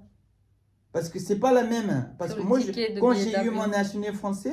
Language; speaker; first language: French; non-native, learner; Tibetan